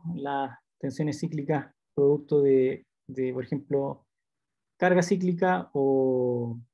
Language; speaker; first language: Spanish; native; Spanish